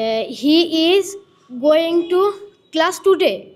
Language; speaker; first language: English; non-native, learner; Bangla